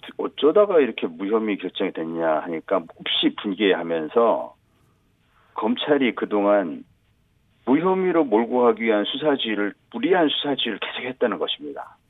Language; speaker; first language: Korean; native; Korean